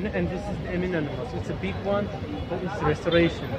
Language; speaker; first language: English; non-native, fluent; Turkish